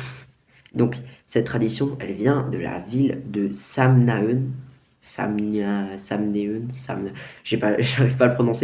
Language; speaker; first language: French; native; French